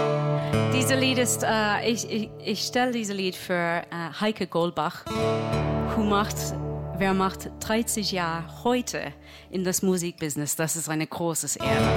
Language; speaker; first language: German; non-native, learner; English